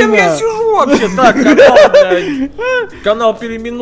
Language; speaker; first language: Russian; native; Russian